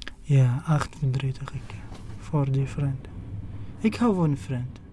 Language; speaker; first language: Dutch; non-native, learner; Arabic